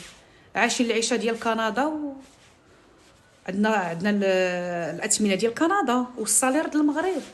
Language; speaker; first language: Arabic; native; Arabic